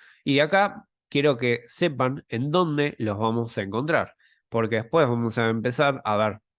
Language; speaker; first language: Spanish; native; Spanish